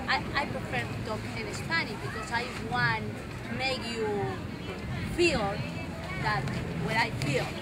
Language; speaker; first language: English; non-native, learner; Spanish